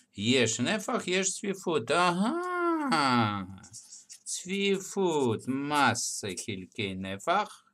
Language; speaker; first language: Hebrew; non-native, fluent; Russian